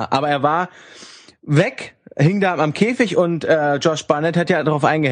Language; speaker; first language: German; native; German